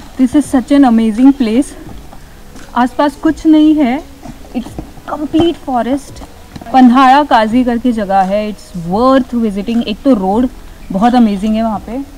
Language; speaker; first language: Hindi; non-native, local second language; Marathi